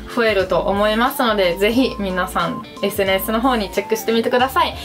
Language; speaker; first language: Japanese; non-native, fluent; Italian